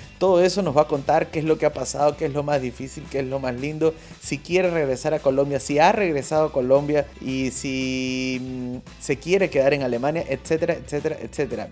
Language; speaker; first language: Spanish; native; Spanish